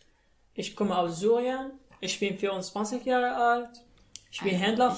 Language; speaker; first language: German; non-native, learner; Arabic